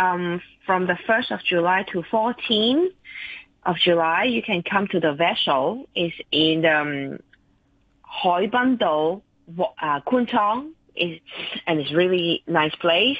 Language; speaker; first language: English; non-native, local second language; Cantonese